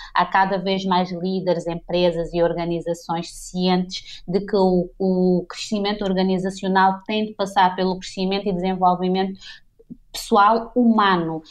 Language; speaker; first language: Portuguese; non-native, local second language; Kabuverdianu